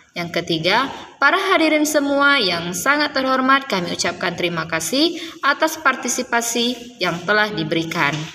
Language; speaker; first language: Indonesian; native; Indonesian